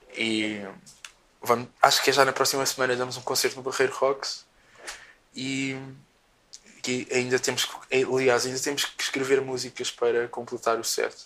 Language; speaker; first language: Portuguese; native; Portuguese